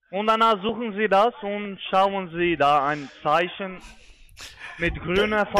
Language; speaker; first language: German; non-native, fluent; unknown